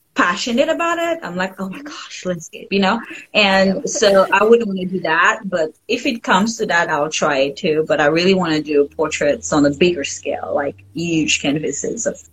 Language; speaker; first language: English; non-native, fluent; French